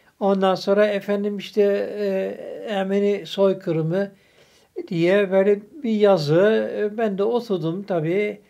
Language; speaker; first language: Turkish; early bilingual, other home language; German